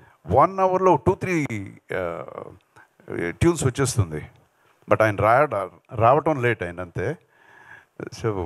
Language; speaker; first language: Telugu; non-native, local second language; Kannada